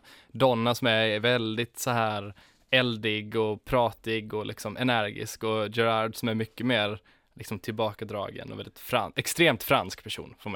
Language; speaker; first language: Swedish; native; Swedish